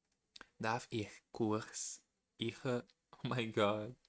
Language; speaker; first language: German; non-native, learner; Portuguese